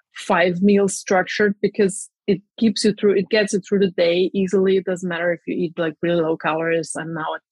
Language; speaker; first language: English; non-native, fluent; German